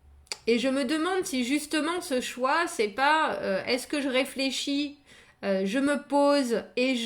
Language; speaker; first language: French; native; French